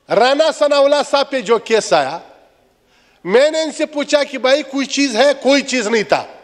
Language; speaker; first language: Urdu; non-native, local second language; Pashto